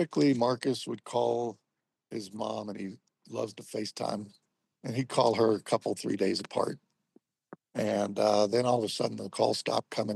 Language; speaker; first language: English; native; English